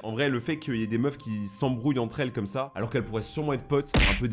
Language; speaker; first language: French; native; French